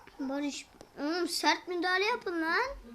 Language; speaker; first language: Turkish; native; Turkish